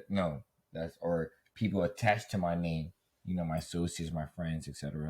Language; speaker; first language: English; native; English